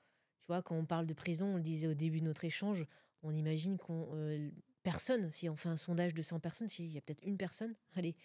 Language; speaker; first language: French; native; French